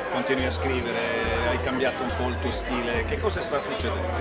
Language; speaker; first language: Italian; native; Italian